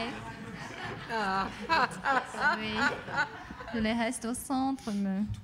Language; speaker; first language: French; non-native, fluent; Portuguese